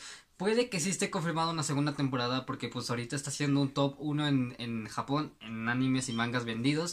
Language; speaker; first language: Spanish; native; Spanish